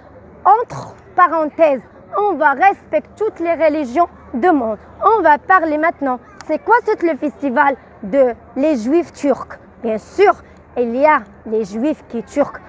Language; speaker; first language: French; non-native, learner; Arabic